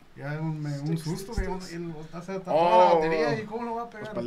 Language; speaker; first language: Spanish; native; Spanish